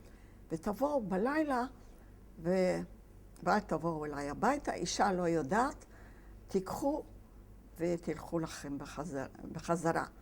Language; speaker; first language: Hebrew; non-native, fluent; Polish